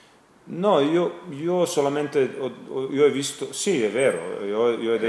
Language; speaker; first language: Italian; non-native, learner; Croatian